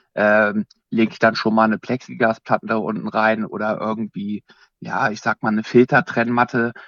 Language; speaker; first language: German; native; German